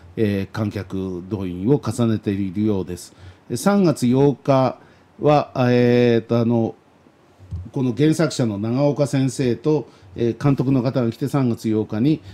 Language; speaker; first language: Japanese; native; Japanese